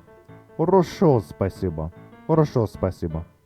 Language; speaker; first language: Russian; non-native, learner; English